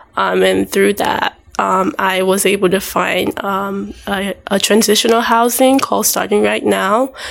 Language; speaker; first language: English; early bilingual, other home language; Haitian Creole